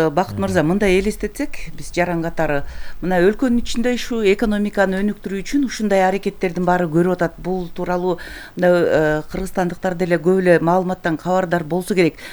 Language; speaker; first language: Kyrgyz; native; Kyrgyz